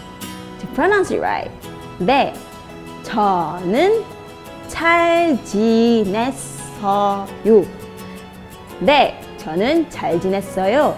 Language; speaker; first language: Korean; non-native, learner; Malay